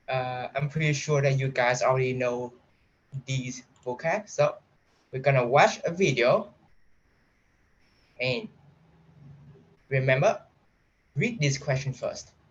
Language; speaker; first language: English; non-native, fluent; Vietnamese